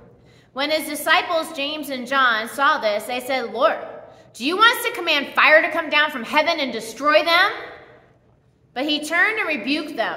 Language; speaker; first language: English; native; English